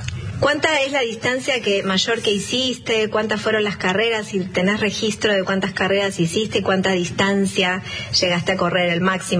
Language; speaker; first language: Spanish; native; Spanish